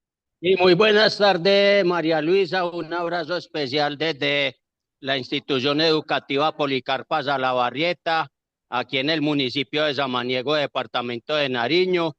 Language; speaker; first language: Spanish; native; Spanish